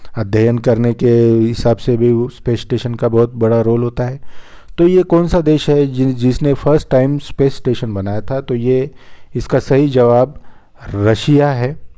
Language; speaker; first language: Hindi; non-native, local second language; Marathi